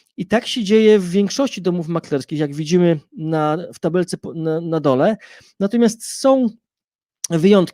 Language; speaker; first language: Polish; native; Polish